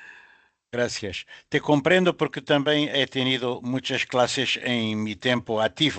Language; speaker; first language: Spanish; non-native, learner; Portuguese